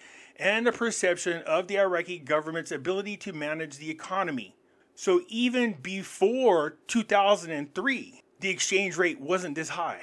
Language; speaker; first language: English; native; English